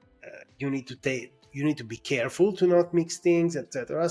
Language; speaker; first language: English; non-native, fluent; Italian